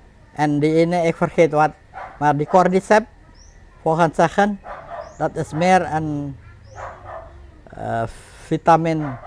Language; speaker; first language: Dutch; non-native, fluent; Indonesian